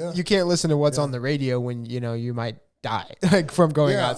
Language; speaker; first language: English; native; English